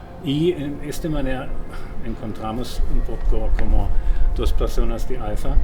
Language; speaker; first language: Spanish; non-native, fluent; German